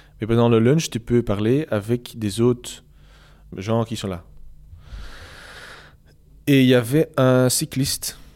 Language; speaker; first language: French; non-native, local second language; Dutch